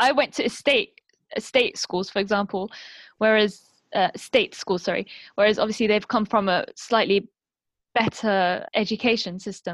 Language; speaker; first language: English; non-native, local second language; Arabic